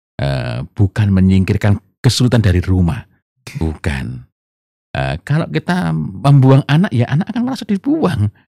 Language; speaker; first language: Indonesian; non-native, local second language; Javanese